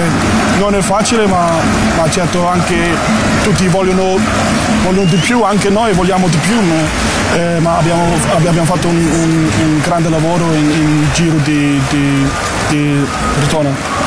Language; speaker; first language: Italian; non-native, learner; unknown